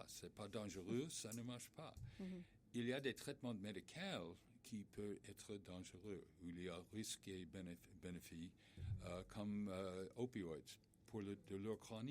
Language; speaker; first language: French; non-native, learner; English